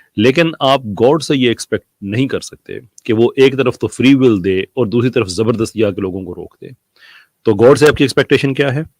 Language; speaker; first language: Urdu; non-native, local second language; Punjabi